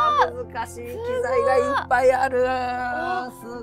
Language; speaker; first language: Japanese; native; Japanese